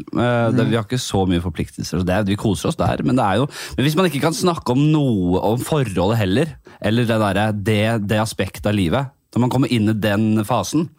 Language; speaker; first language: Norwegian; native; Norwegian